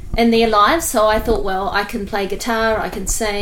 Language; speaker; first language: English; native; English